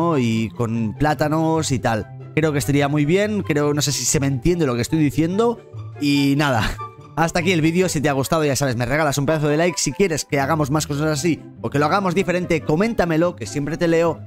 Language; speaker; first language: Spanish; native; Spanish